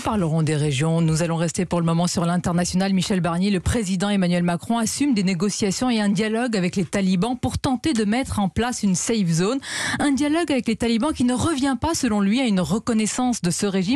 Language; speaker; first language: French; native; French